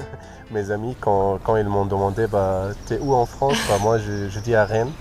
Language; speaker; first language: French; non-native, fluent; Arabic